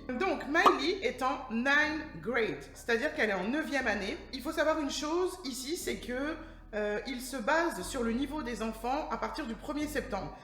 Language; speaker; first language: French; native; French